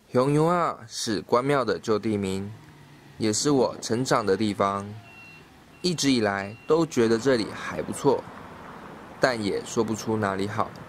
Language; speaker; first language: Chinese; native; Chinese